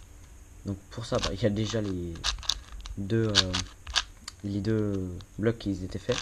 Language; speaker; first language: French; native; French